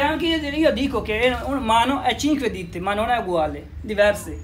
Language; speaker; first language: Italian; non-native, learner; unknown